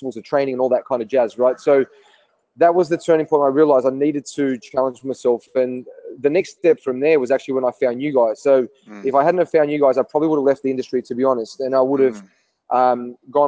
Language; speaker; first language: English; native; English